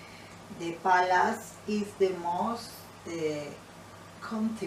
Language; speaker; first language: English; non-native, learner; Spanish